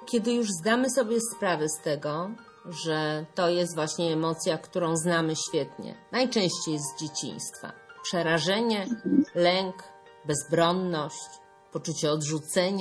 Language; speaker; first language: Polish; native; Polish